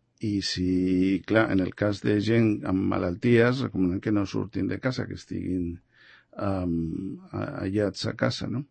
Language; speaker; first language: Catalan; non-native, local second language; Spanish